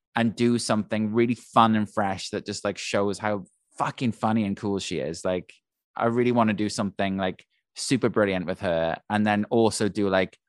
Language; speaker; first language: English; native; English